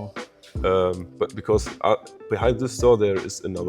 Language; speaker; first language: English; non-native, fluent; German